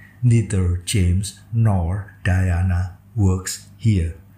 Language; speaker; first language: English; non-native, fluent; Indonesian